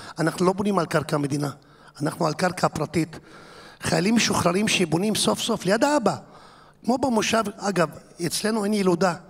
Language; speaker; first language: Hebrew; non-native, local second language; Arabic